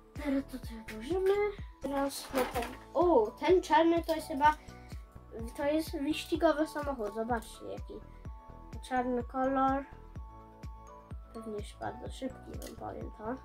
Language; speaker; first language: Polish; early bilingual, heritage; Polish